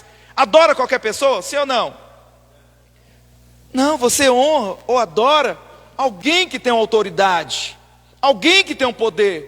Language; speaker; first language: Portuguese; native; Portuguese